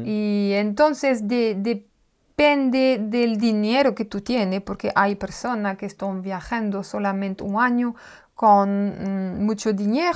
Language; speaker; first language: Spanish; non-native, learner; French